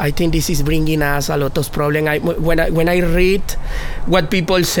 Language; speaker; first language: English; non-native, fluent; Spanish